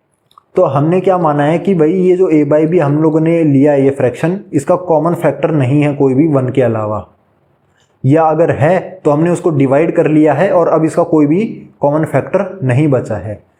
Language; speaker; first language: Hindi; native; Hindi